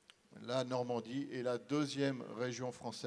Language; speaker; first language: French; native; French